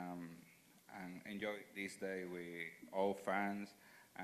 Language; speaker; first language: English; non-native, learner; Spanish